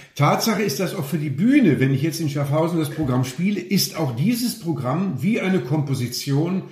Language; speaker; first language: German; native; German